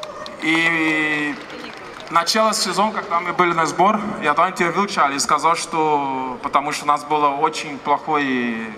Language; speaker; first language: Russian; non-native, learner; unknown